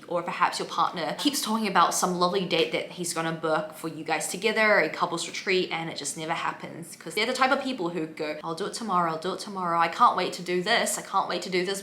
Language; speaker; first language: English; native; English